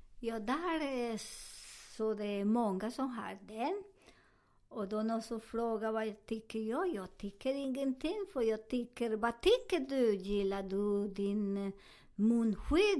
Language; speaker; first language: Swedish; non-native, learner; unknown